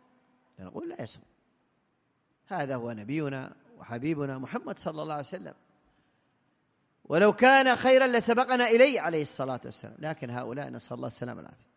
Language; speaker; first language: Arabic; native; Arabic